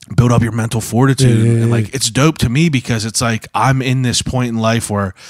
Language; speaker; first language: English; native; English